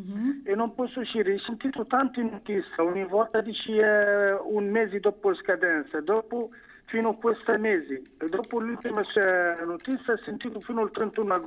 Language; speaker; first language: Italian; non-native, learner; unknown